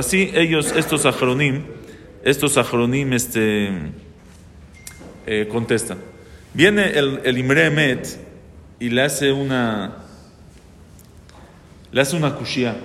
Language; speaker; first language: Spanish; native; Spanish